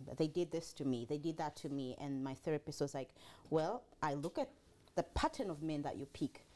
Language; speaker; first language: English; non-native, local second language; Swahili